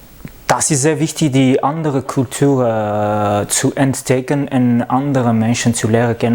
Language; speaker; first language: German; non-native, learner; French